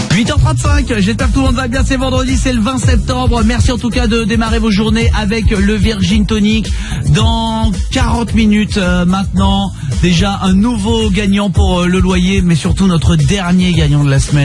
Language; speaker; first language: French; native; French